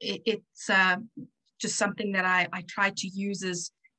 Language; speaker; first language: English; native; English